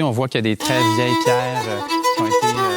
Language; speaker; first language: French; native; French